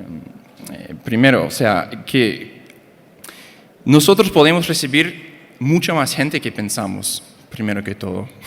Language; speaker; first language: Spanish; non-native, fluent; English